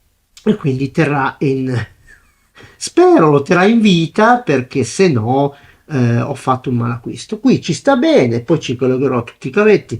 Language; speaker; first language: Italian; native; Italian